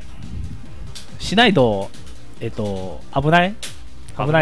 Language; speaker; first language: Japanese; non-native, learner; Chinese